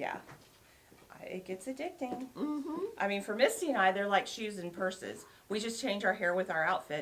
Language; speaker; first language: English; native; English